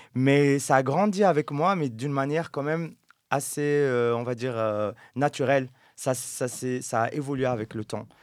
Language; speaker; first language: French; non-native, local second language; Arabic